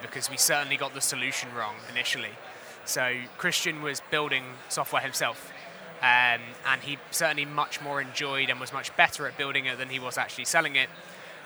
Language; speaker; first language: English; native; English